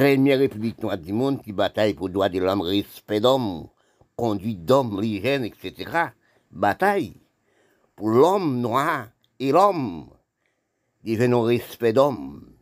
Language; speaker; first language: French; non-native, local second language; Haitian Creole